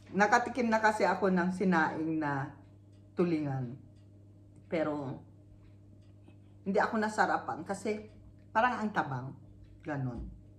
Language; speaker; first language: Filipino; non-native, local second language; Iloko